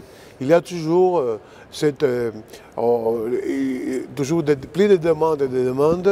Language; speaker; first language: French; non-native, fluent; Greek